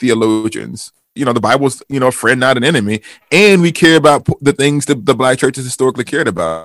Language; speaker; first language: English; native; English